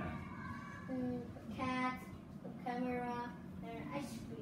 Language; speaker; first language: English; non-native, learner; Vietnamese